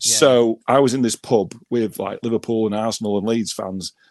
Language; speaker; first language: English; native; English